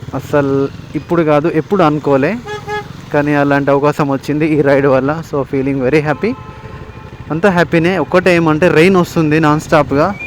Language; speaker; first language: Telugu; native; Telugu